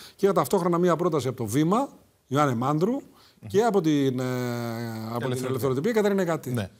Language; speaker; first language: Greek; native; Greek